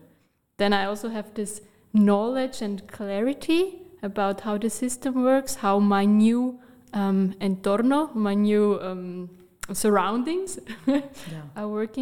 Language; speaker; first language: English; non-native, fluent; German